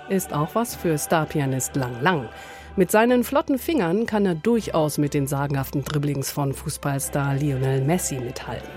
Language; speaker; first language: German; native; German